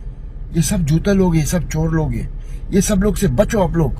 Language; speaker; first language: Hindi; non-native, fluent; Arabic